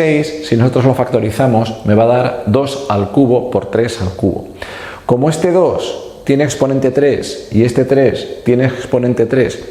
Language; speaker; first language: Spanish; native; Spanish